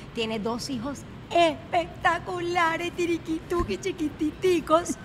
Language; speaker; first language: Spanish; native; Spanish